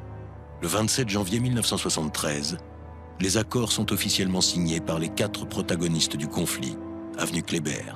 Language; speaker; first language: French; native; French